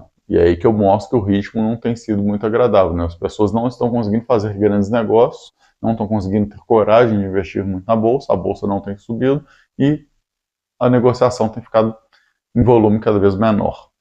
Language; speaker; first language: Portuguese; native; Portuguese